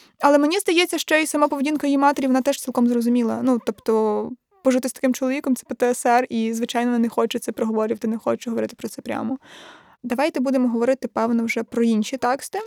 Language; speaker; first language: Ukrainian; native; Ukrainian